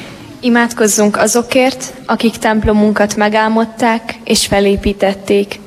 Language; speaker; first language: Hungarian; native; Hungarian